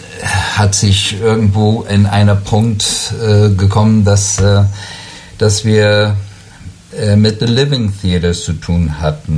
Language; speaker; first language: German; non-native, learner; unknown